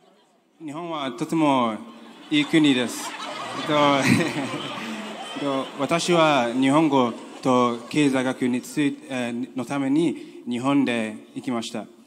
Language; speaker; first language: Japanese; non-native, learner; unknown